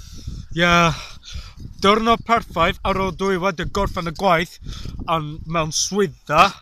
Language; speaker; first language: Welsh; non-native, learner; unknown